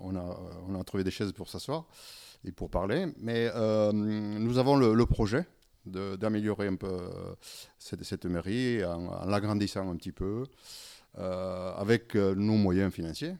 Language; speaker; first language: French; native; French